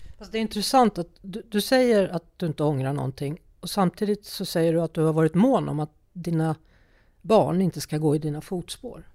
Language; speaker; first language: Swedish; native; Swedish